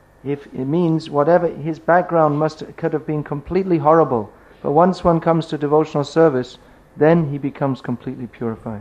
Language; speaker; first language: English; native; English